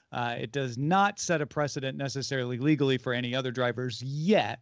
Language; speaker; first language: English; native; English